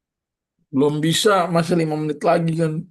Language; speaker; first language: Indonesian; native; Indonesian